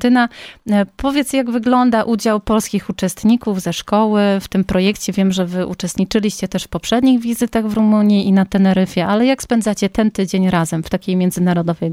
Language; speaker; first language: Polish; native; Polish